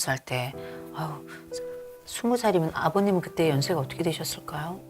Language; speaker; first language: Korean; native; Korean